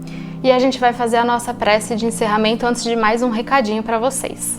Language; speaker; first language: Portuguese; native; Portuguese